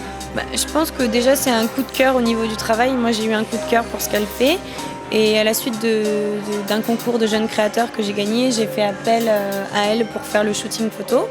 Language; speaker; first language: French; native; French